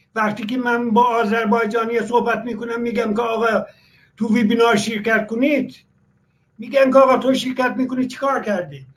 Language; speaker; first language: Persian; non-native, local second language; Azerbaijani